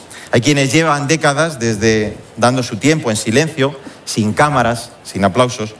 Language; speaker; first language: Spanish; native; Spanish